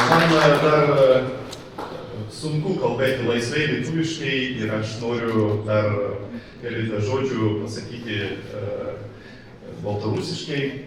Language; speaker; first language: Lithuanian; non-native, learner; Belarusian